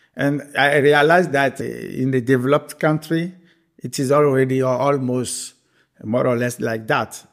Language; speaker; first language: English; non-native, fluent; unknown